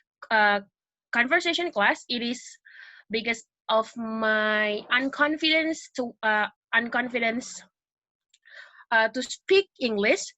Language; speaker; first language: English; non-native, learner; Indonesian